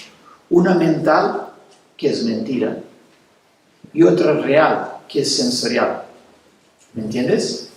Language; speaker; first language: Spanish; non-native, fluent; Portuguese